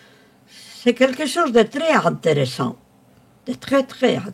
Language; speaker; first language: French; non-native, local second language; Spanish